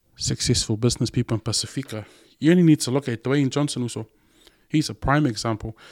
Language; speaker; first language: English; non-native, local second language; Samoan